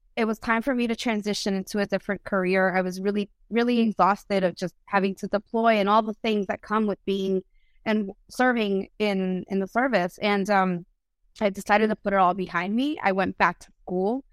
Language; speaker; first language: English; early bilingual, other home language; Spanish